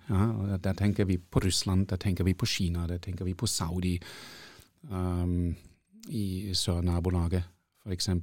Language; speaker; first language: Norwegian; non-native, fluent; German